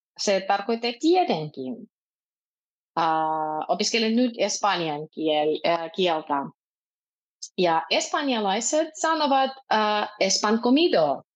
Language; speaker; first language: Finnish; non-native, fluent; Russian